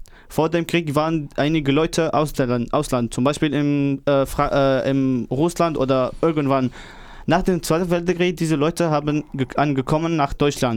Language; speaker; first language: German; non-native, learner; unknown